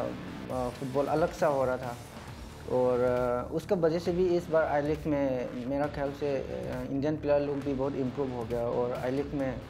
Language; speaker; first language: Hindi; non-native, local second language; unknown